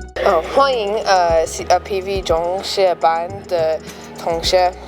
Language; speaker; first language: Chinese; non-native, learner; English